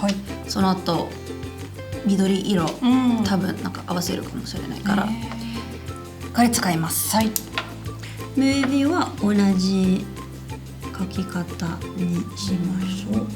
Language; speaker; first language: Japanese; non-native, fluent; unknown